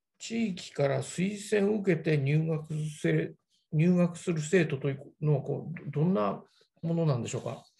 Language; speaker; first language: Japanese; native; Japanese